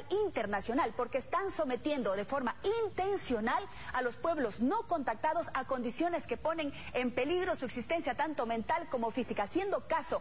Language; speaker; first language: Spanish; native; Spanish